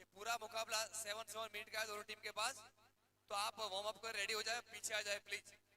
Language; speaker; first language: Hindi; non-native, local second language; Gujarati